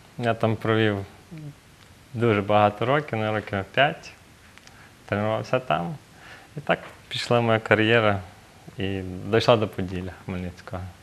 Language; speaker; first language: Ukrainian; native; Ukrainian